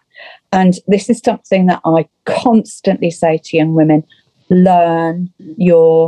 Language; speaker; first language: English; native; English